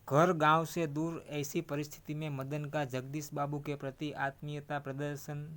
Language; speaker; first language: Hindi; non-native, local second language; Gujarati